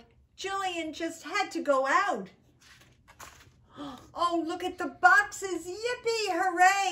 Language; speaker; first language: English; native; English